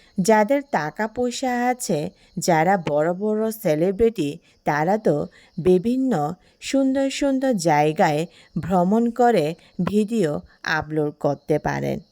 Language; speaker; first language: Bangla; non-native, local second language; Marma